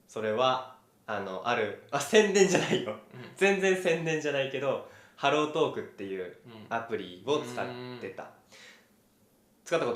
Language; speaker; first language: Japanese; native; Japanese